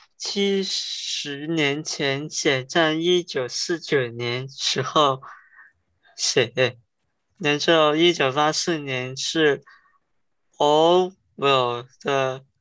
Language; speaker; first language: Chinese; early bilingual, heritage; Chinese